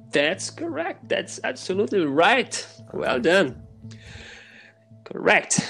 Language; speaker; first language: English; non-native, fluent; Portuguese